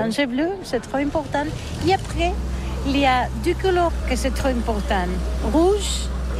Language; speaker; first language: French; non-native, learner; Catalan